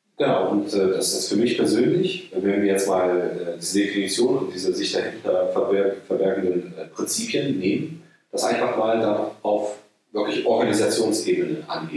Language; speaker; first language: German; native; German